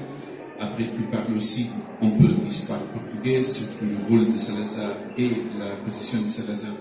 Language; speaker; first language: French; non-native, fluent; Portuguese